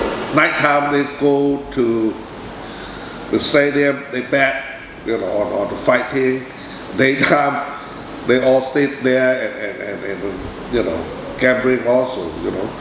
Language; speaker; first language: English; non-native, fluent; Thai